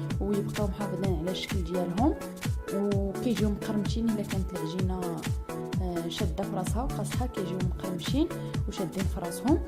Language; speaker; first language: Arabic; native; Arabic